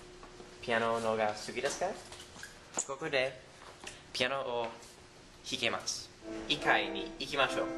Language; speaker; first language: Japanese; non-native, learner; English